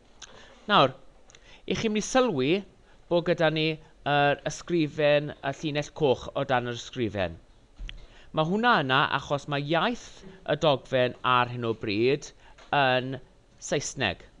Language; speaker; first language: Welsh; non-native, local second language; English